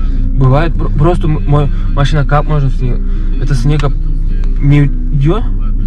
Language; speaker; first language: Russian; non-native, learner; Turkmen